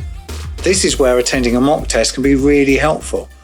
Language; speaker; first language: English; native; English